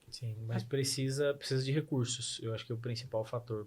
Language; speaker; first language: Portuguese; native; Portuguese